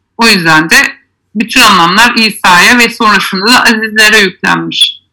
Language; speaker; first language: Turkish; native; Turkish